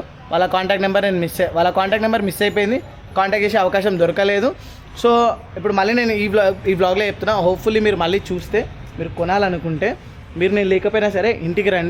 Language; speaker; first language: Telugu; native; Telugu